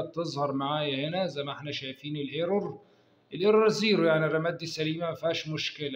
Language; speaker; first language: Arabic; native; Arabic